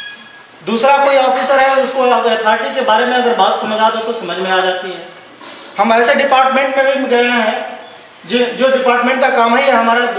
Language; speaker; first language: Hindi; native; Hindi